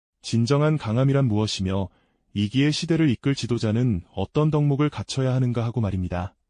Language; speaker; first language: Korean; native; Korean